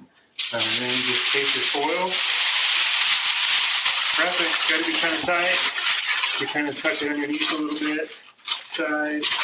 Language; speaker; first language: English; native; English